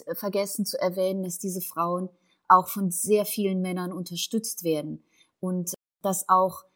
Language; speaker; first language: German; native; German